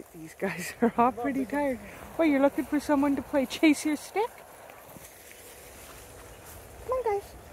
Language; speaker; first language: English; native; English